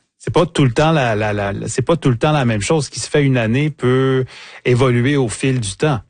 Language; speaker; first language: French; native; French